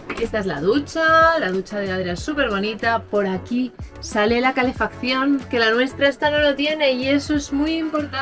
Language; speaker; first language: Spanish; native; Spanish